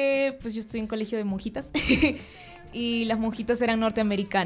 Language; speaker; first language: Spanish; native; Spanish